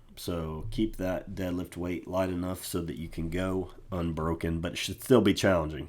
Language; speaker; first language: English; native; English